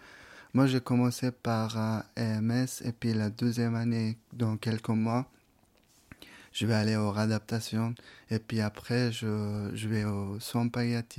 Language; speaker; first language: French; non-native, fluent; Persian